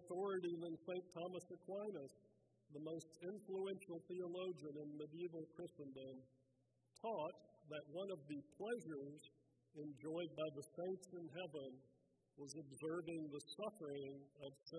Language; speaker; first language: English; native; English